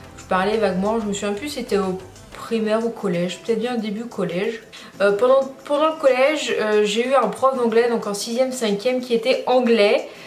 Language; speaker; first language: French; native; French